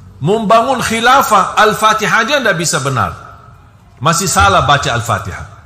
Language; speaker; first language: Indonesian; non-native, fluent; Arabic